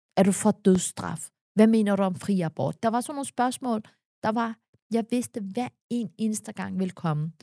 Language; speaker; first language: Danish; early bilingual, other home language; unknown